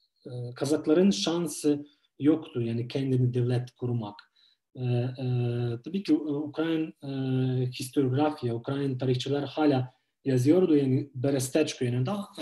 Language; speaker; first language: Turkish; non-native, fluent; Ukrainian